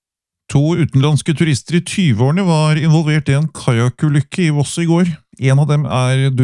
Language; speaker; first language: Norwegian; native; Norwegian